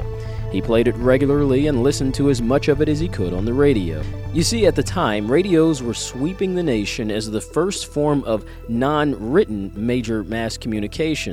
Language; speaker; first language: English; native; English